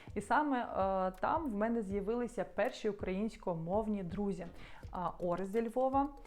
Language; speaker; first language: Ukrainian; non-native, local second language; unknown